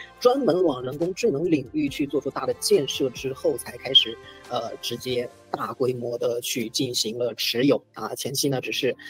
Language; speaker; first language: Chinese; native; Chinese